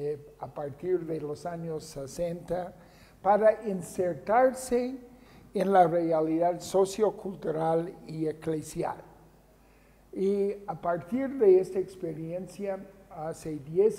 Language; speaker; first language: Spanish; non-native, fluent; English